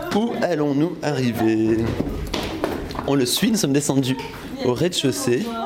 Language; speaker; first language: French; native; French